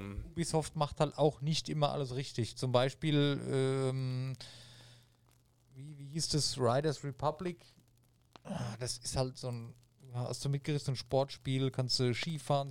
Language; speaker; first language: German; native; German